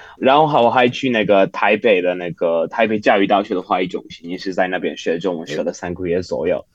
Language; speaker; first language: Chinese; non-native, fluent; Turkish